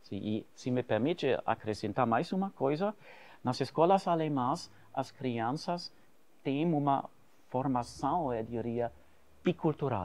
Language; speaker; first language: Portuguese; non-native, fluent; German